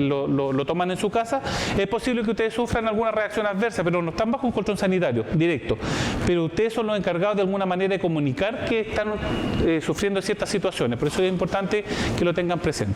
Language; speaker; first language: Spanish; native; Spanish